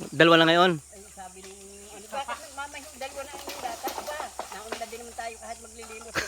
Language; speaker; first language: Filipino; non-native, local second language; Bikol